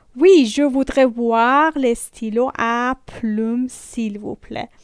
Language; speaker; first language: French; non-native, fluent; Persian